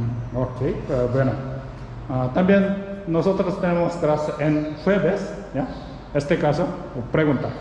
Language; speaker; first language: Spanish; non-native, learner; Korean